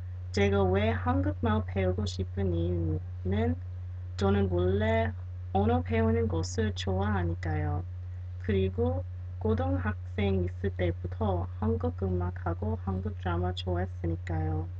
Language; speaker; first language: Korean; non-native, fluent; English